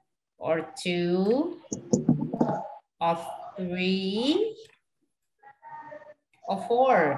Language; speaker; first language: English; non-native, fluent; Vietnamese